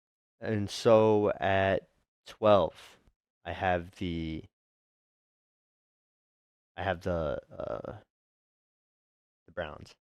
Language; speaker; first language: English; native; English